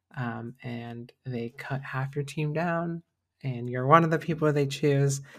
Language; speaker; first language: English; native; English